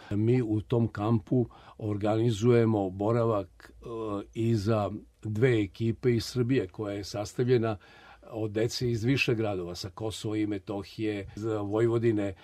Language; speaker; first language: Serbian; native; Serbian